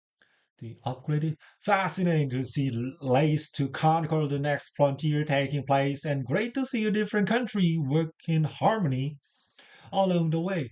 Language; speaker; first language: English; non-native, learner; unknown